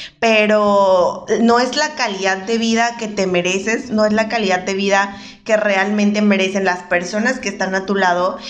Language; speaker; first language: Spanish; native; Spanish